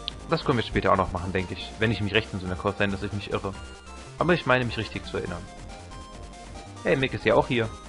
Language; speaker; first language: German; native; German